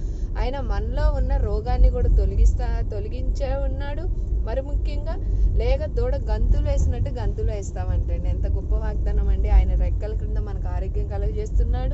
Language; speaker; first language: Telugu; native; Telugu